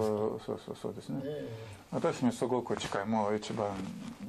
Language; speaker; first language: Japanese; non-native, learner; Russian